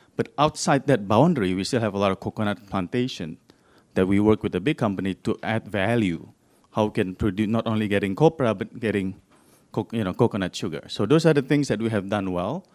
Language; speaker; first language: English; non-native, fluent; Indonesian